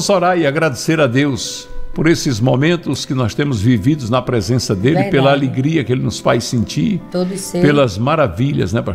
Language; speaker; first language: Portuguese; native; Portuguese